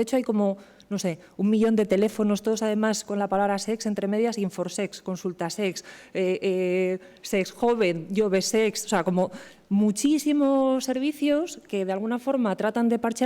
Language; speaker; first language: Spanish; native; Spanish